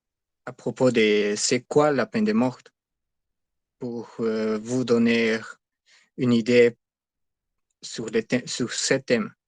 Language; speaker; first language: French; non-native, learner; Spanish